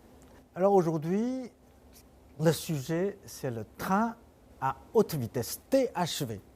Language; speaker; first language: French; non-native, fluent; Chinese